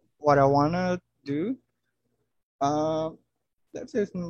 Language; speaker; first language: English; non-native, learner; Portuguese